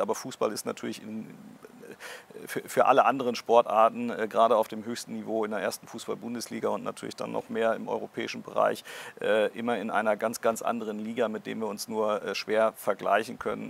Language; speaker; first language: German; native; German